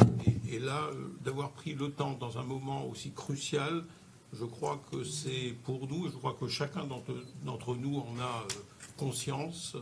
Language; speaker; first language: French; native; French